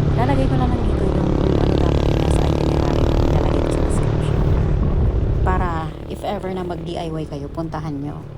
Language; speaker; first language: Filipino; non-native, local second language; Bikol